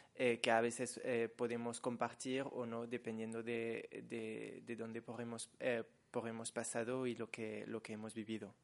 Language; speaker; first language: Spanish; non-native, fluent; French